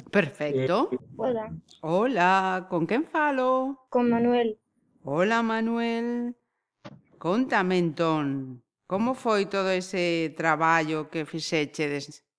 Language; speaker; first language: Galician; native; Galician